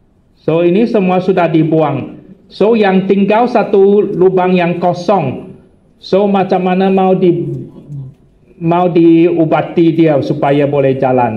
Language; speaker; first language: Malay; non-native, local second language; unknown